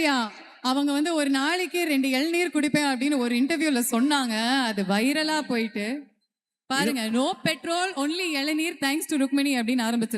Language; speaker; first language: Tamil; native; Tamil